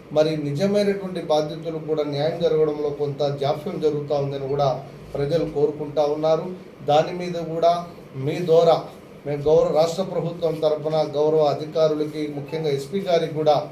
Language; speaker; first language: Telugu; non-native, local second language; Lambadi